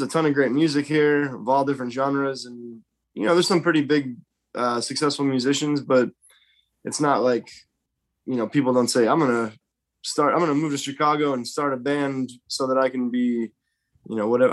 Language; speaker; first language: English; native; English